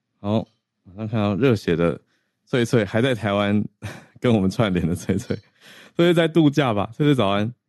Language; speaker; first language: Chinese; native; Chinese